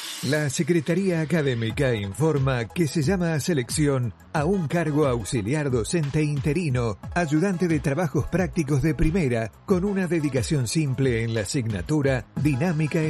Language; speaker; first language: Spanish; native; Spanish